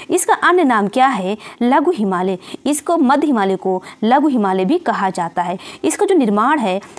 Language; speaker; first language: Hindi; native; Hindi